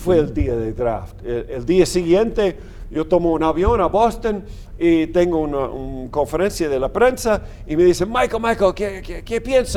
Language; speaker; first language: Spanish; non-native, fluent; English